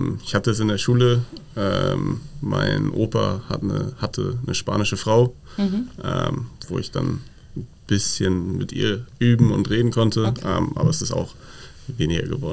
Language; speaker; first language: German; native; German